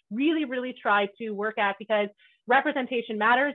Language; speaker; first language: English; native; English